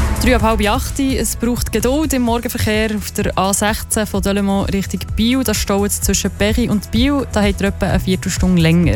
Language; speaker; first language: German; native; German